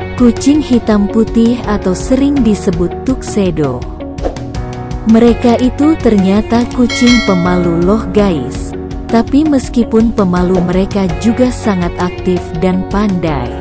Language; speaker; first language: Indonesian; native; Indonesian